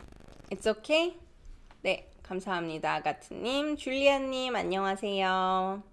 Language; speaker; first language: Korean; non-native, fluent; English